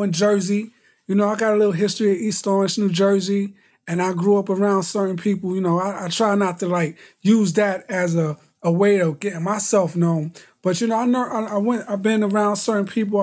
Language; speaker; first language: English; native; English